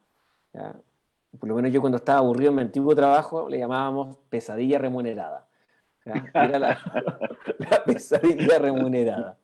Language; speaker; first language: Spanish; native; Spanish